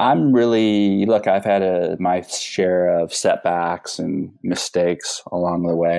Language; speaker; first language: English; native; English